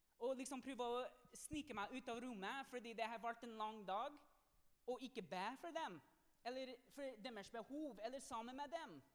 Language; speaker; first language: Norwegian; non-native, fluent; English